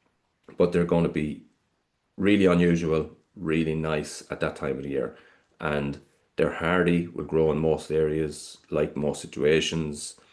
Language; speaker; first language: English; native; English